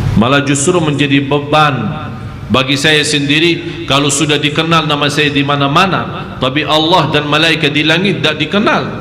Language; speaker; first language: Malay; non-native, fluent; Arabic